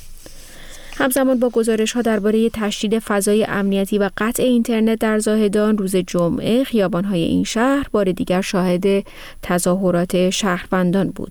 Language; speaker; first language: Persian; native; Persian